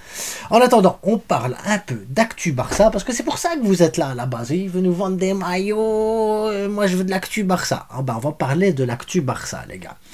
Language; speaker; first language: French; native; French